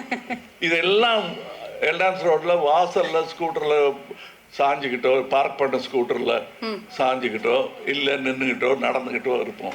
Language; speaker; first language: Tamil; native; Tamil